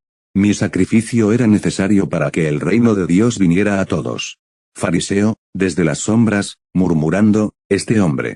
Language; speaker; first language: Spanish; native; Spanish